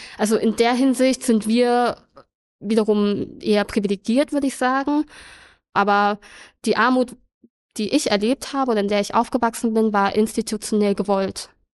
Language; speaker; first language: German; early bilingual, other home language; Vietnamese